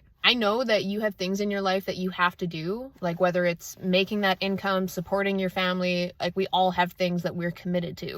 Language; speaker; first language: English; native; English